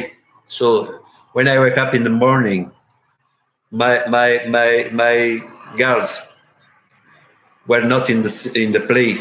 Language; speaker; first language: English; non-native, learner; Italian